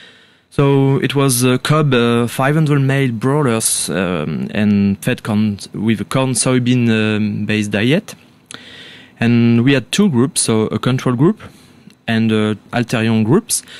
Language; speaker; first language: English; non-native, fluent; French